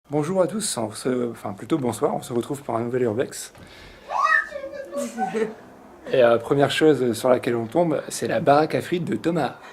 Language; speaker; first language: French; native; French